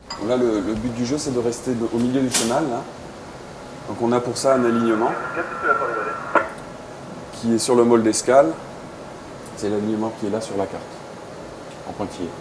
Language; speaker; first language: French; native; French